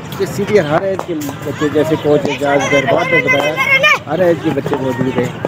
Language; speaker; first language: Urdu; native; Urdu